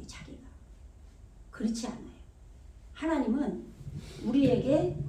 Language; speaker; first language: Korean; native; Korean